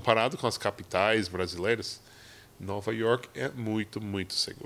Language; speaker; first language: Portuguese; non-native, fluent; English